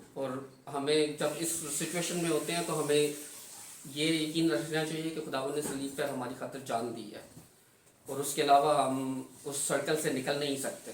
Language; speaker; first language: Urdu; non-native, local second language; Punjabi